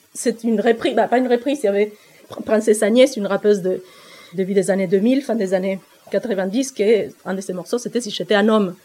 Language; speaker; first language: French; non-native, fluent; Spanish